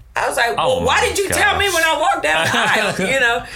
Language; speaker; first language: English; native; English